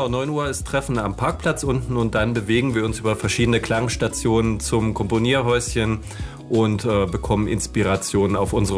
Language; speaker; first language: German; native; German